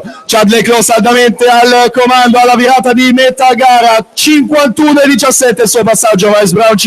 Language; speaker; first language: Italian; native; Italian